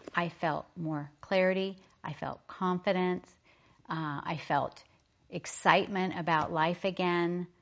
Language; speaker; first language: English; native; English